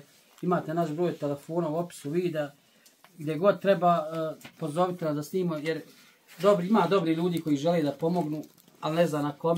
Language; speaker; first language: Bosnian; native; Bosnian